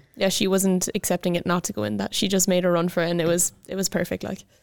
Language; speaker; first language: English; native; English